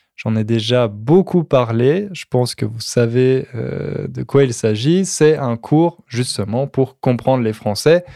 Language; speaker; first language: French; native; French